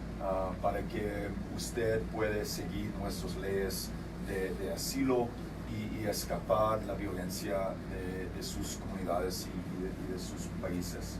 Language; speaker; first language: Spanish; non-native, fluent; English